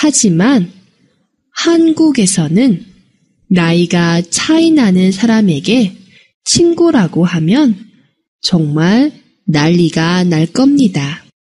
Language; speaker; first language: Korean; non-native, fluent; Chinese